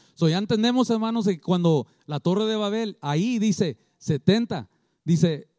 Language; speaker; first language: Spanish; early bilingual, heritage; Spanish